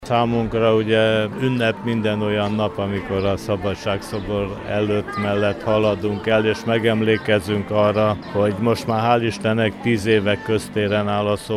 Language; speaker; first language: Hungarian; native; Hungarian